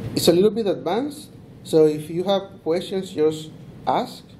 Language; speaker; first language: English; non-native, fluent; Spanish